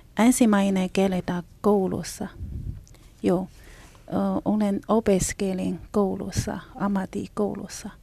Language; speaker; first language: Finnish; non-native, learner; Chinese